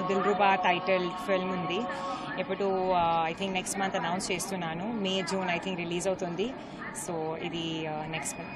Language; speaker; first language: Telugu; non-native, learner; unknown